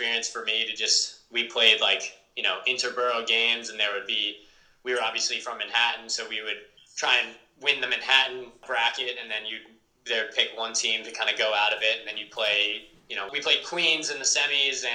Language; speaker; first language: English; native; English